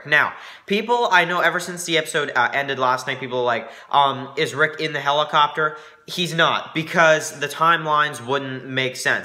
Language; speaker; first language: English; native; English